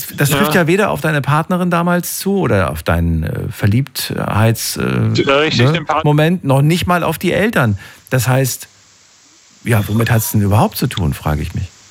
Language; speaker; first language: German; native; German